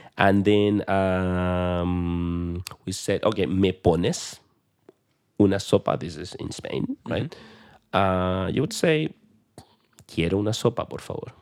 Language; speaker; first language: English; non-native, fluent; Spanish